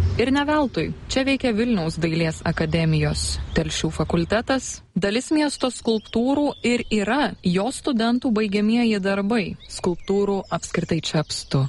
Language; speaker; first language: Lithuanian; native; Lithuanian